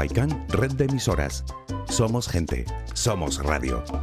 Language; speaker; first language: Spanish; native; Spanish